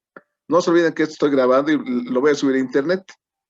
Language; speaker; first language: Spanish; native; Spanish